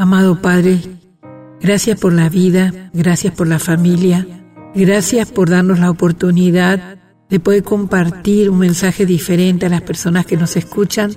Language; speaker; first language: Spanish; native; Spanish